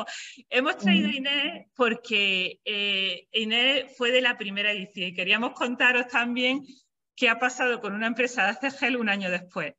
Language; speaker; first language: Spanish; native; Spanish